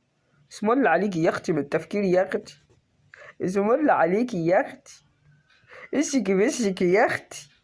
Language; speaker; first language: Arabic; native; Arabic